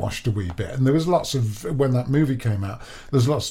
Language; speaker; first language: English; native; English